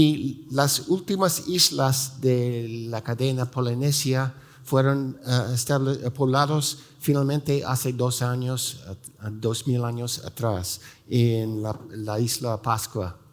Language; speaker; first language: Spanish; non-native, fluent; English